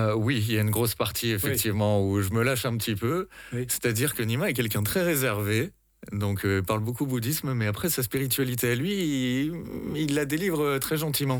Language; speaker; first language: French; native; French